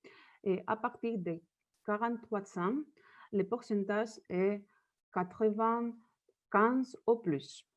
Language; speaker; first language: French; non-native, fluent; Spanish